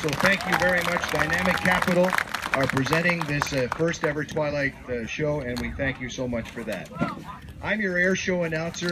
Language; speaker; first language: English; native; English